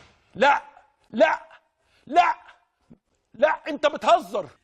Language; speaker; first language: Arabic; native; Arabic